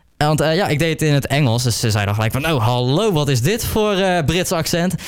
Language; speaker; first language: Dutch; native; Dutch